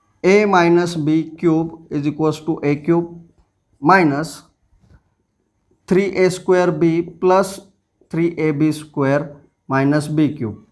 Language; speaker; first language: English; non-native, local second language; Marathi